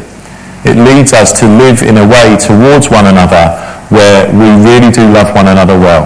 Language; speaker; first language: English; native; English